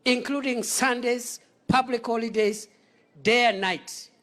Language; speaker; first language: English; non-native, local second language; Swahili